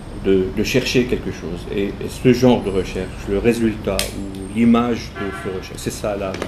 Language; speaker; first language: French; non-native, local second language; Arabic